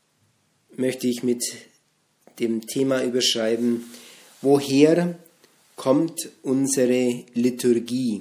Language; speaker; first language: German; native; German